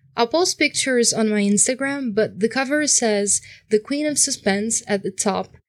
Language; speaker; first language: English; non-native, fluent; Portuguese